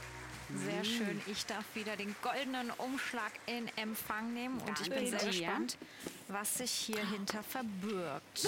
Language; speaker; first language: German; native; German